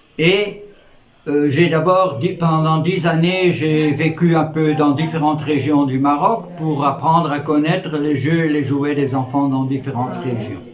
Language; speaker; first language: French; native; French